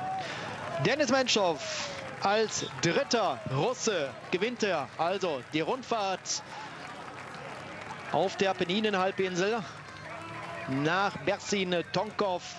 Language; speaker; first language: German; native; German